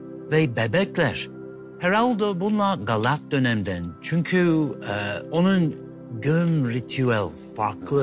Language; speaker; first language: Turkish; non-native, learner; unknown